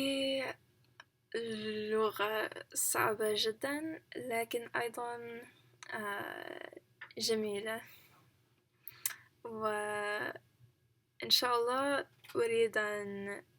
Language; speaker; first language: Arabic; non-native, learner; English